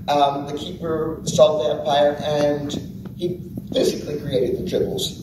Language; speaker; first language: English; native; English